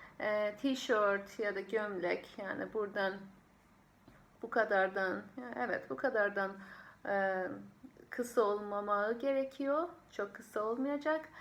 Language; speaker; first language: Turkish; non-native, fluent; Persian